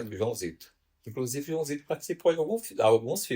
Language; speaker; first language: Portuguese; native; Portuguese